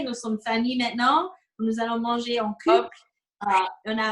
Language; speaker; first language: French; non-native, fluent; English